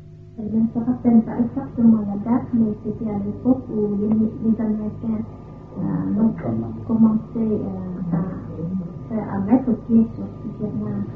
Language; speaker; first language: French; non-native, fluent; Vietnamese